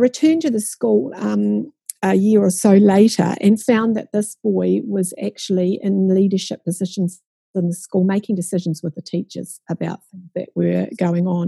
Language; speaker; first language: English; native; English